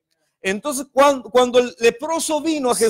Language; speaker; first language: Spanish; native; Spanish